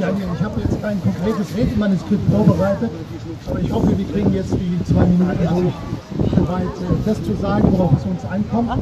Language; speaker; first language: German; early bilingual, other home language; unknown